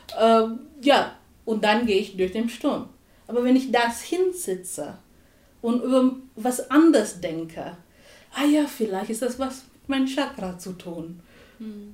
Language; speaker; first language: German; non-native, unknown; Tamil